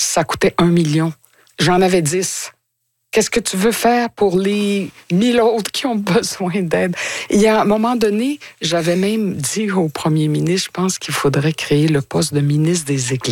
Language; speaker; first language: French; native; French